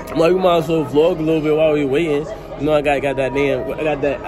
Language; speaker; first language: English; native; English